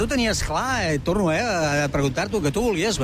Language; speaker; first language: Catalan; native; Catalan